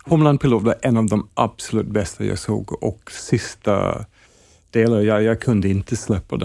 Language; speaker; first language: Swedish; non-native, fluent; English